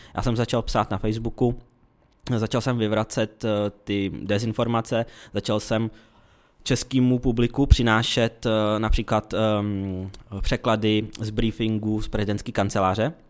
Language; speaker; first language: Czech; early bilingual, other home language; Ukrainian